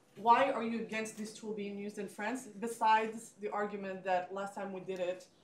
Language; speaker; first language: English; non-native, fluent; French